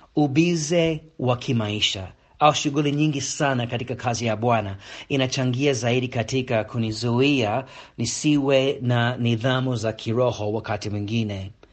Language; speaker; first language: Swahili; non-native, fluent; English